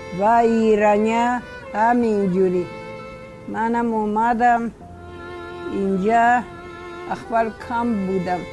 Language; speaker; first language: Persian; early bilingual, other home language; Polish